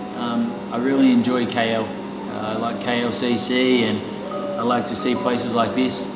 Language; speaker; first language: English; native; English